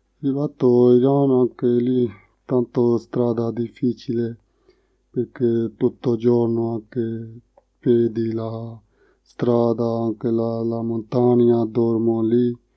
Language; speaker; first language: Italian; non-native, learner; Punjabi